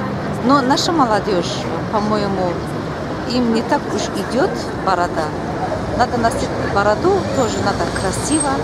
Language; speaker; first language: Russian; non-native, local second language; Tajik